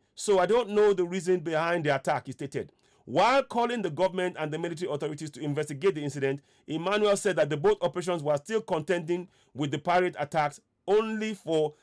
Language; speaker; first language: English; non-native, local second language; Yoruba